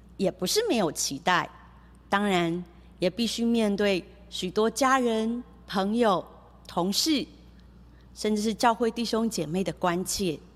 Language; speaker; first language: Chinese; early bilingual, heritage; Chinese